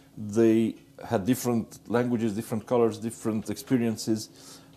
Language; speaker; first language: English; non-native, fluent; Romanian